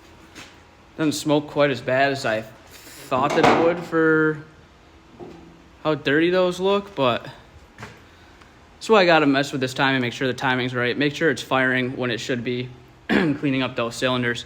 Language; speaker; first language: English; native; English